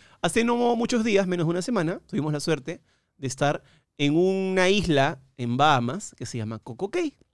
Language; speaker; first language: Spanish; native; Spanish